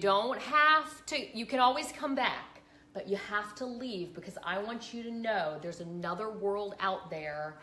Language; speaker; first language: English; native; English